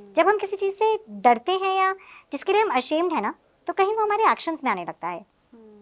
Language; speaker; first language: Hindi; native; Hindi